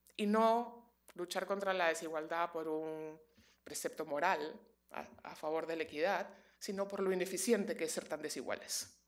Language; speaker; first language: Spanish; native; Spanish